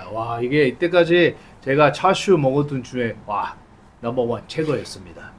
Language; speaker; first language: Korean; early bilingual, heritage; Japanese